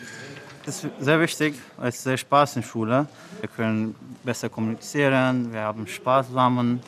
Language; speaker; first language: German; non-native, learner; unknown